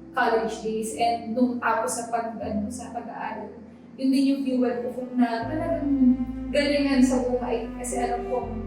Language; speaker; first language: Filipino; native; Filipino